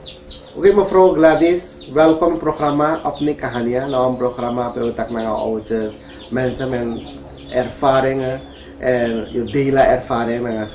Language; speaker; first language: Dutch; non-native, local second language; Caribbean Hindustani